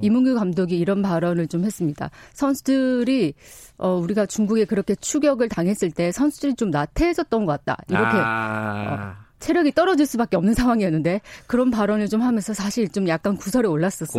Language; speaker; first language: Korean; native; Korean